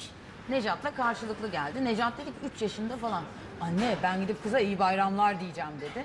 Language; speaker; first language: Turkish; native; Turkish